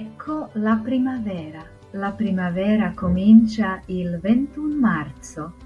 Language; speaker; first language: Italian; non-native, fluent; Croatian